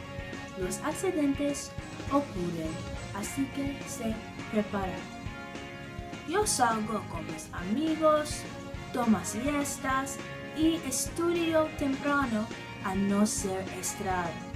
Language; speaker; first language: Spanish; non-native, learner; English